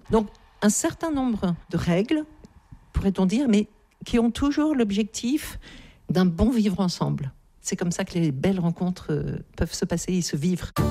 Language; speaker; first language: French; native; French